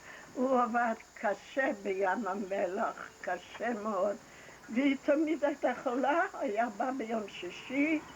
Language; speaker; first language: Hebrew; non-native, fluent; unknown